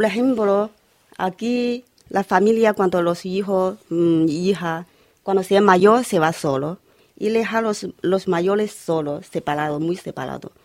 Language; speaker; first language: Spanish; non-native, learner; Chinese